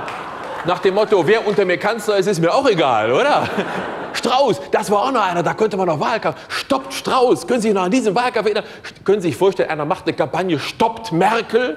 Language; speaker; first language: German; native; German